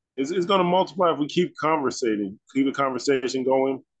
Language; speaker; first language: English; native; English